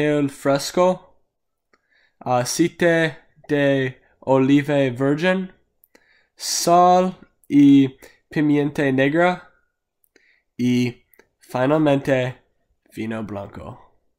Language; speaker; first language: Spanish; non-native, learner; English